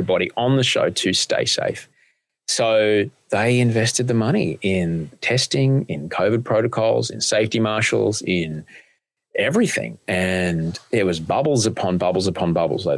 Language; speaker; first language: English; native; English